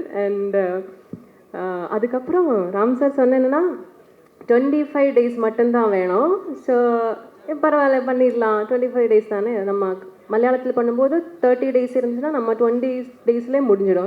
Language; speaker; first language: Tamil; non-native, learner; Malayalam